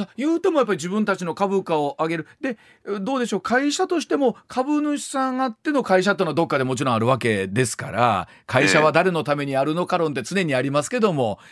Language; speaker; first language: Japanese; native; Japanese